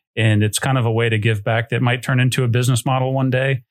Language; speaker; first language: English; native; English